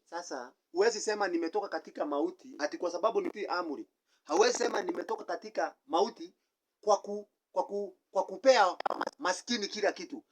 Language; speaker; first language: Swahili; non-native, local second language; Kikuyu